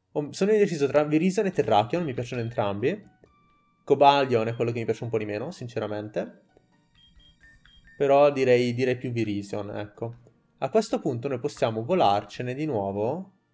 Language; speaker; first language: Italian; native; Italian